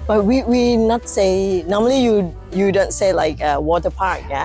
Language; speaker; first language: English; non-native, learner; Thai